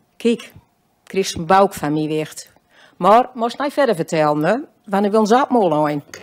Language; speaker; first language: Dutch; native; Dutch